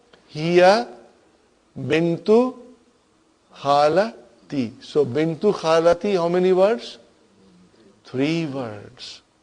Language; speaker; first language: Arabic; non-native, fluent; Urdu